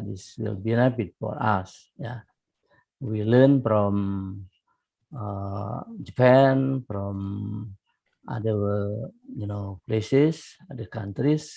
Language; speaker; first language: English; non-native, fluent; Indonesian